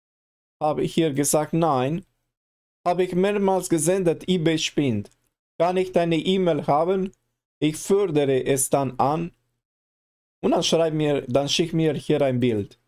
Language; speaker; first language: German; non-native, learner; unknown